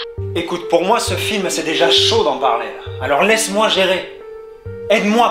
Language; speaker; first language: French; native; French